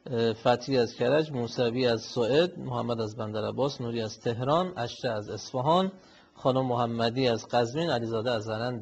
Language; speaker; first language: Persian; native; Persian